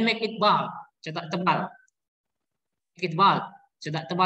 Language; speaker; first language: English; non-native, learner; Indonesian